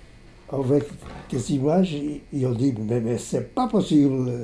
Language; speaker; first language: French; non-native, fluent; Portuguese